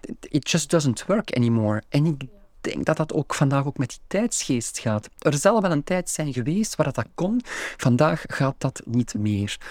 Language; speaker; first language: Dutch; native; Dutch